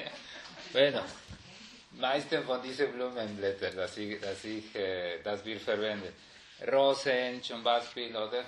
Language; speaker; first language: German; non-native, fluent; Spanish